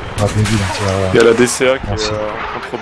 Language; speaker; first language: French; native; French